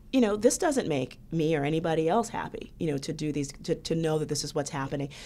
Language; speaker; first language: English; native; English